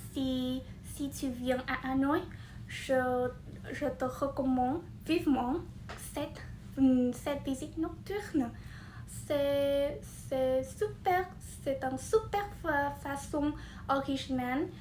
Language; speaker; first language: French; non-native, fluent; Vietnamese